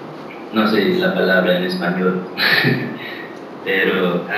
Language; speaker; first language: Spanish; early bilingual, heritage; English